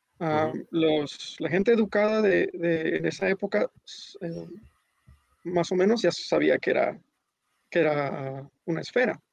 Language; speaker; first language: Spanish; early bilingual, heritage; Spanish